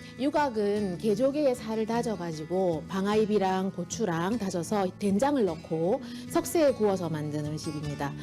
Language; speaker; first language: Korean; native; Korean